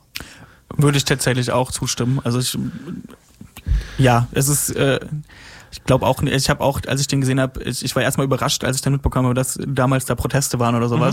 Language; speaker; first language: German; native; German